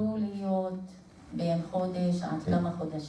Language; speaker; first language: Hebrew; non-native, local second language; Arabic